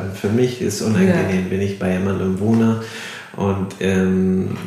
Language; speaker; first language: German; non-native, fluent; Arabic